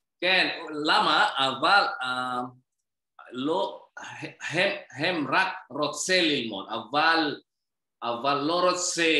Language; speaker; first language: Hebrew; non-native, learner; Indonesian